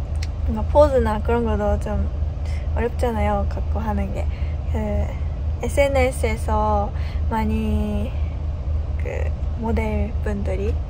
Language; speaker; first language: Korean; non-native, fluent; Japanese